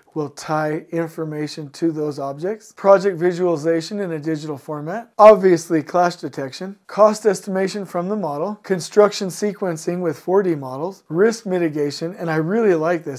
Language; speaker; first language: English; native; English